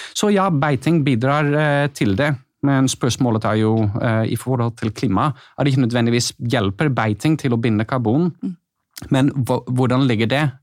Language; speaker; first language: Norwegian; non-native, fluent; Dutch